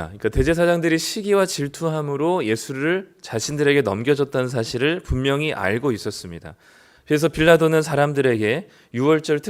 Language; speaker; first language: Korean; native; Korean